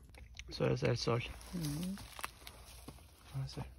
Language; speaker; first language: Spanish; non-native, learner; Turkish